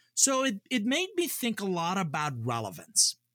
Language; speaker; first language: English; early bilingual, other home language; Persian